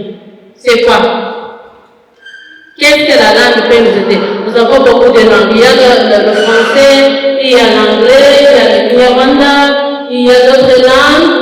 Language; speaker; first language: French; non-native, local second language; Kinyarwanda